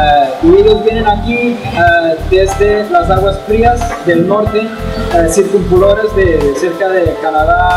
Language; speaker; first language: Spanish; non-native, fluent; English